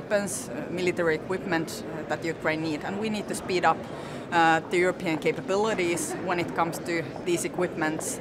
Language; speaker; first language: English; non-native, fluent; Finnish